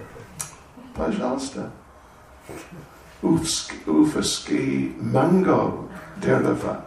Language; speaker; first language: Russian; non-native, learner; English